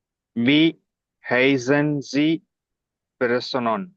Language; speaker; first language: German; non-native, learner; Tamil